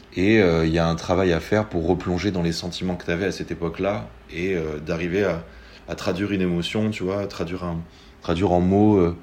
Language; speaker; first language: French; native; French